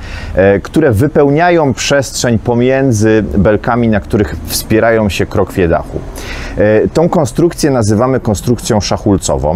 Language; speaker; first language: Polish; native; Polish